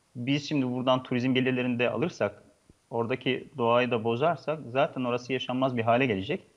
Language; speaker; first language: Turkish; native; Turkish